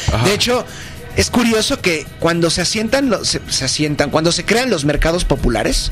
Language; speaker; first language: Spanish; native; Spanish